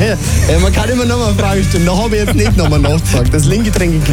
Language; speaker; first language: German; native; German